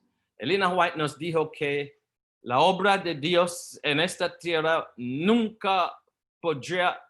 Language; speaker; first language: Spanish; non-native, learner; Portuguese